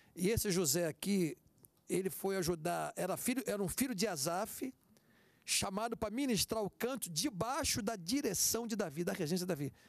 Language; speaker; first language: Portuguese; native; Portuguese